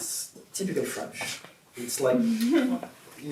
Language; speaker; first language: English; non-native, fluent; French